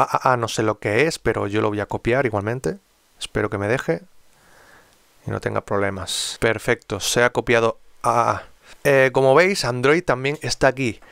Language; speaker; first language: Spanish; native; Spanish